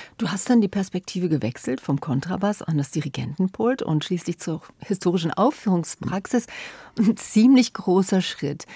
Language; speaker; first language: German; native; German